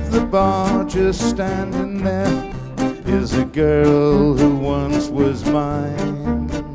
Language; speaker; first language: English; native; English